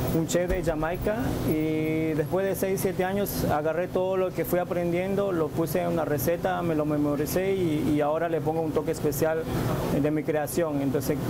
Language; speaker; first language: Spanish; native; Spanish